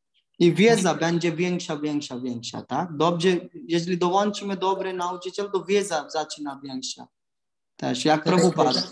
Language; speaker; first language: Polish; non-native, learner; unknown